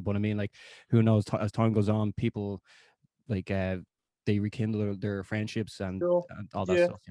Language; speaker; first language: English; native; English